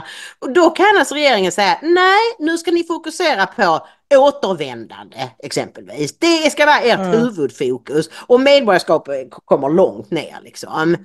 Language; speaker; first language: Swedish; native; Swedish